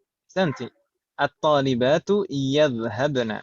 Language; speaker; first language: Arabic; non-native, fluent; Indonesian